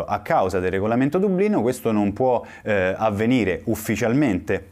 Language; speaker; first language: Italian; native; Italian